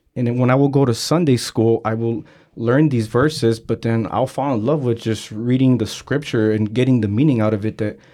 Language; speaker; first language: English; native; English